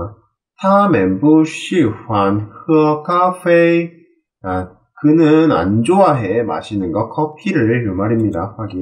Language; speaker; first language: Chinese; non-native, learner; Korean